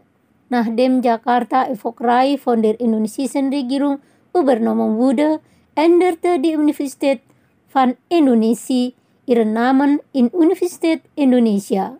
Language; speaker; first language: German; non-native, fluent; Indonesian